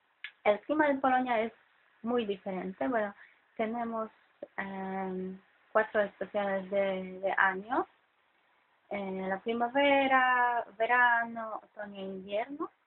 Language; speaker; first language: Spanish; non-native, fluent; Polish